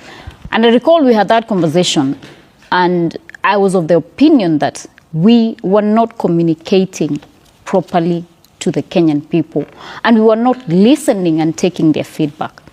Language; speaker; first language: English; non-native, local second language; Kikuyu